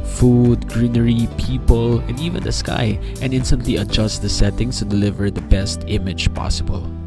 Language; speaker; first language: English; non-native, local second language; Filipino